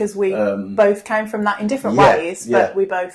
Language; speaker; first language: English; native; English